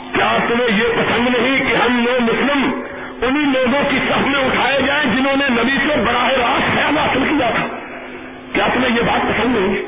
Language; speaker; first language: Urdu; non-native, local second language; Punjabi